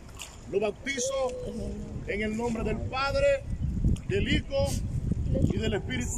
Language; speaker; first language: Spanish; native; Spanish